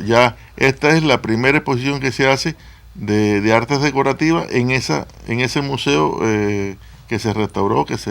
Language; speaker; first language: Spanish; native; Spanish